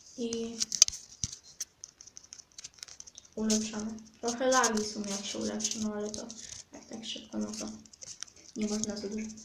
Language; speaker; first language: Polish; native; Polish